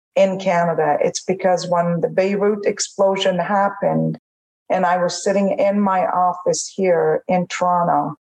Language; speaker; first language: English; non-native, fluent; Arabic